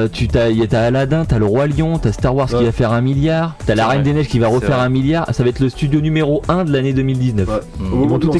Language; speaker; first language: French; native; French